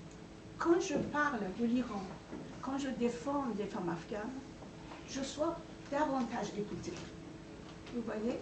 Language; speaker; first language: French; non-native, fluent; Persian